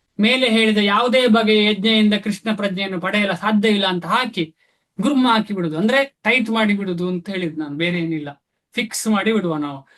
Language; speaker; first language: Kannada; non-native, local second language; Tulu